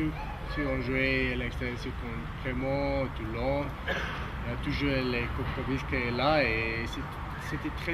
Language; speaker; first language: French; non-native, learner; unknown